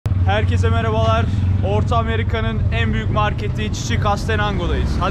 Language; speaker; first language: Turkish; native; Turkish